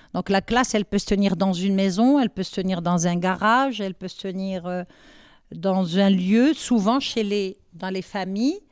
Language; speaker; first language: French; non-native, local second language; Arabic